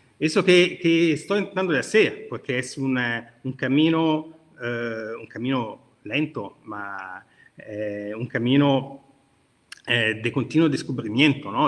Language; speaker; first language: Spanish; non-native, learner; Italian